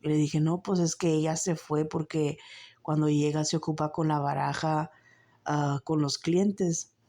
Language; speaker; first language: Spanish; early bilingual, heritage; Spanish